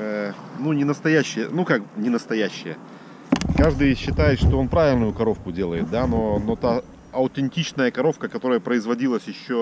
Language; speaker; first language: Russian; native; Russian